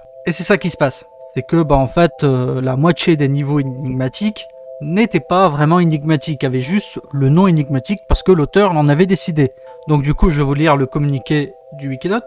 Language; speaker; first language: French; native; French